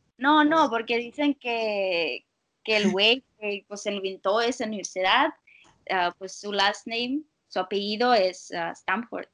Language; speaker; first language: Spanish; non-native, fluent; Russian